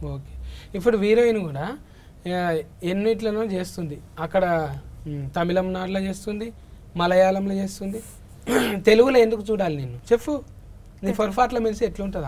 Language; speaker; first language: Telugu; native; Telugu